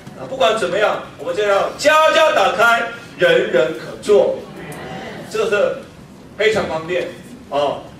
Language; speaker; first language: Chinese; non-native, fluent; Korean